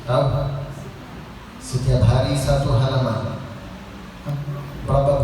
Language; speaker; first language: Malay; non-native, learner; Arabic